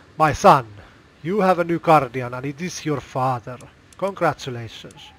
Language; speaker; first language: English; non-native, fluent; Finnish